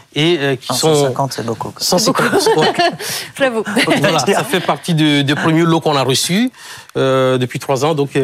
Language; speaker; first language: French; non-native, local second language; Ewe